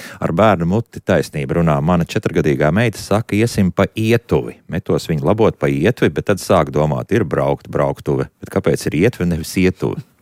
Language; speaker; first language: Latvian; native; Latvian